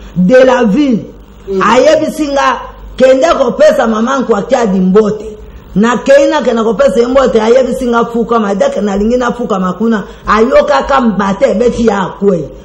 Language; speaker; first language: Lingala; non-native, local second language; Kongo